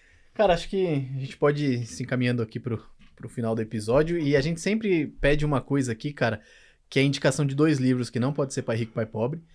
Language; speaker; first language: Portuguese; native; Portuguese